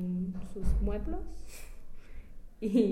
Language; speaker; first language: Spanish; non-native, learner; English